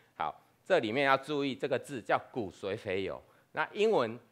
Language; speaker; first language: Chinese; non-native, fluent; Spanish